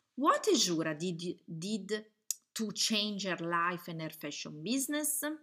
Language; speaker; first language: English; non-native, fluent; Italian